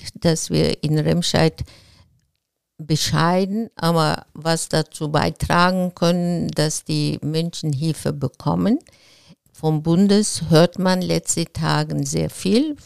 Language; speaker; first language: German; non-native, fluent; Turkish